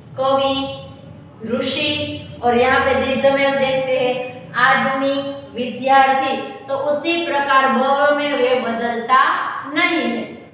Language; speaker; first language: Hindi; non-native, local second language; Gujarati